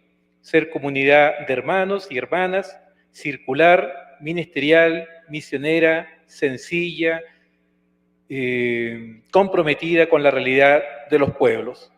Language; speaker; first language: Spanish; native; Spanish